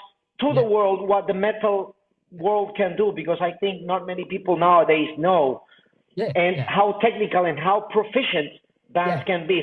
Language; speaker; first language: English; non-native, fluent; Spanish